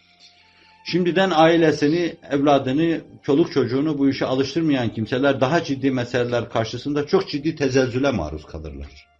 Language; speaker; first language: Turkish; native; Turkish